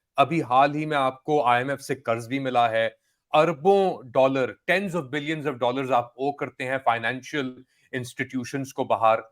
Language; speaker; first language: Urdu; native; Urdu